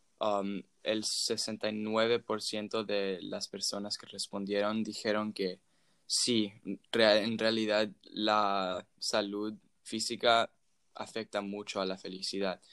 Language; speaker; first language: Spanish; non-native, fluent; English